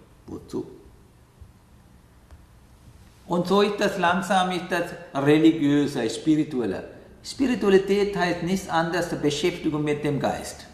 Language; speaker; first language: German; non-native, learner; Sinhala